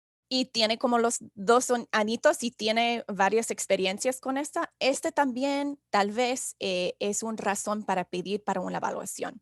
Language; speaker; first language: Spanish; non-native, fluent; English